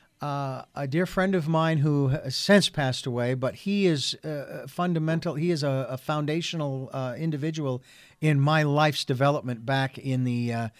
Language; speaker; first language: English; native; English